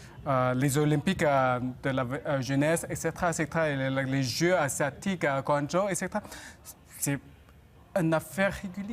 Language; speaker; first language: French; non-native, fluent; Chinese